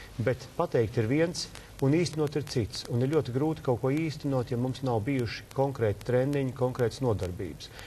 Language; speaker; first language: Latvian; native; Latvian